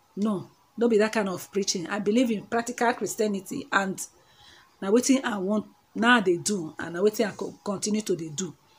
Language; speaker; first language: Nigerian Pidgin; non-native, local second language; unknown